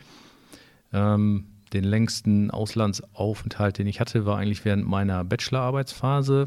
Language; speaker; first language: German; native; German